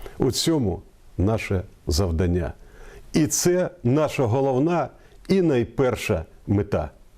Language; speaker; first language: Ukrainian; non-native, local second language; Russian